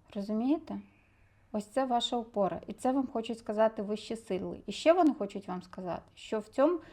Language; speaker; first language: Ukrainian; non-native, local second language; Russian